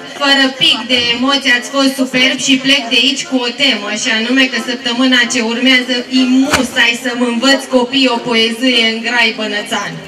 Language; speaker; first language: Romanian; native; Romanian